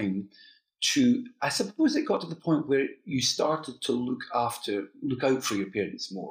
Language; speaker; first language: English; native; English